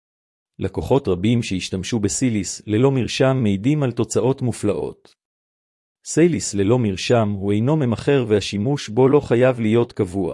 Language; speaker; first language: Hebrew; native; Hebrew